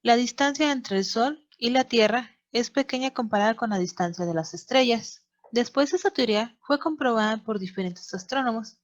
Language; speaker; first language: Spanish; native; Spanish